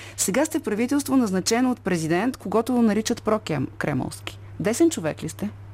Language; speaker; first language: Bulgarian; native; Bulgarian